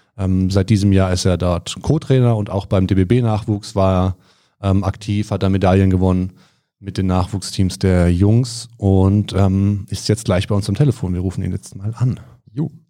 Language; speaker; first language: German; native; German